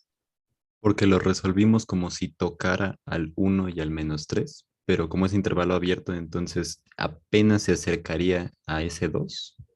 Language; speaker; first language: Spanish; native; Spanish